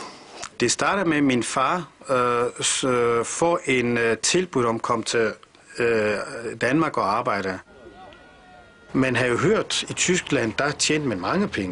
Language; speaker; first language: Danish; early bilingual, other home language; Turkish